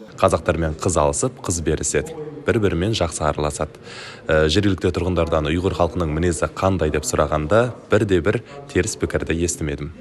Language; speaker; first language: Kazakh; native; Kazakh